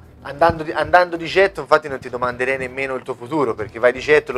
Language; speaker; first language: Italian; native; Italian